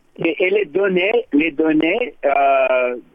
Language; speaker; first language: French; non-native, learner; English